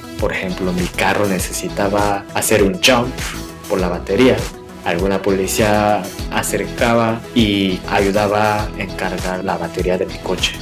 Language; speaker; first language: Spanish; non-native, fluent; Korean